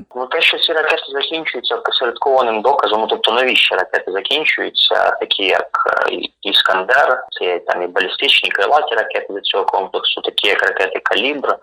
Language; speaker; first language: Ukrainian; native; Ukrainian